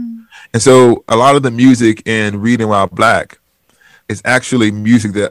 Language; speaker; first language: English; native; English